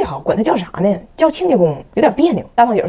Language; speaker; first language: Chinese; native; Chinese